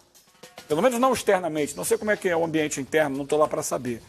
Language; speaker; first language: Portuguese; native; Portuguese